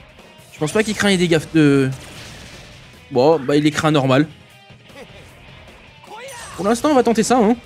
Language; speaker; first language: French; native; French